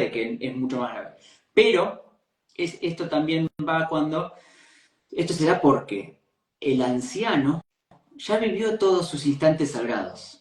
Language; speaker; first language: Spanish; native; Spanish